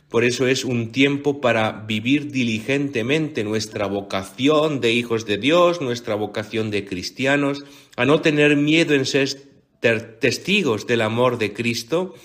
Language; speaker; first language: Spanish; native; Spanish